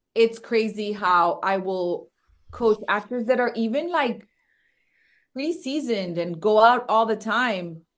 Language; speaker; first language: English; early bilingual, other home language; Spanish